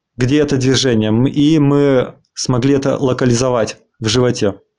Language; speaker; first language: Russian; non-native, fluent; Spanish